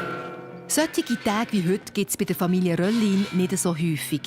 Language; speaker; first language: German; native; German